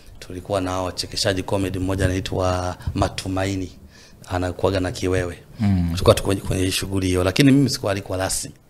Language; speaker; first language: Swahili; native; Swahili